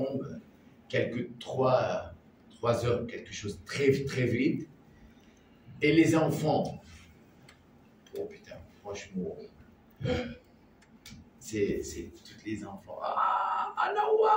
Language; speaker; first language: French; non-native, learner; Arabic